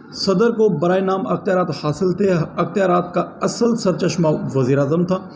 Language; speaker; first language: Urdu; non-native, local second language; Sindhi